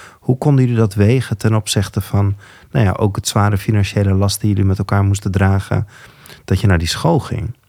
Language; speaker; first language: Dutch; native; Dutch